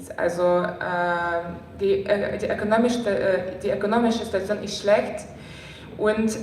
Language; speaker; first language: German; non-native, fluent; Ukrainian